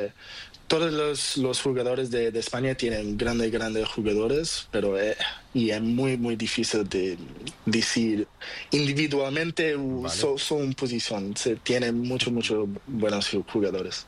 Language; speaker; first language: Spanish; non-native, learner; Portuguese